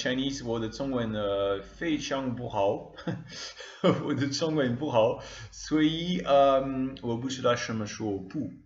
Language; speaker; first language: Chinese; non-native, learner; French